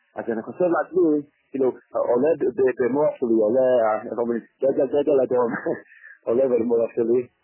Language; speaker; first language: Hebrew; non-native, fluent; English